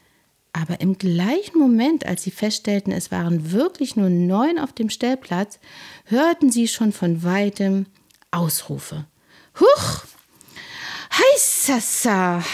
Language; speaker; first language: German; native; German